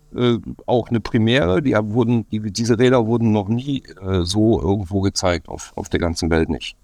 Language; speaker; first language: German; native; German